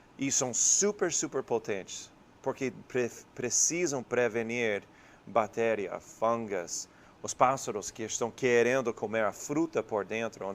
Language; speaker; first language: Portuguese; non-native, fluent; English